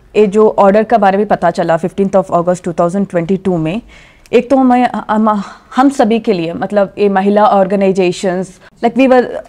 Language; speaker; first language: Hindi; non-native, local second language; Kannada